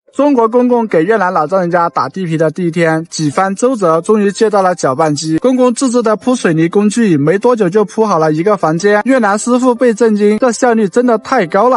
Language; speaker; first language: Chinese; non-native, fluent; Vietnamese